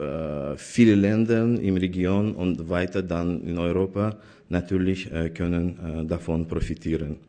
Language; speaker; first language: German; non-native, fluent; Azerbaijani